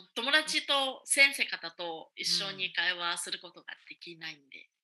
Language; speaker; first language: Japanese; non-native, fluent; Vietnamese